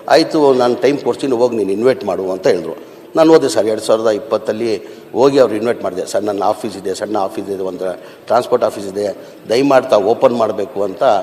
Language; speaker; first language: Kannada; non-native, local second language; Urdu